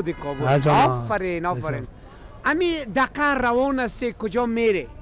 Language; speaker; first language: Persian; native; Persian